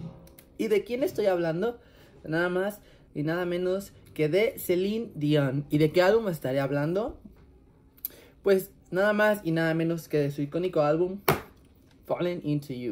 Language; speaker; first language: Spanish; native; Spanish